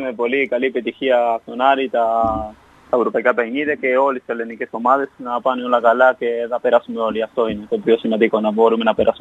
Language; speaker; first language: Greek; non-native, fluent; Spanish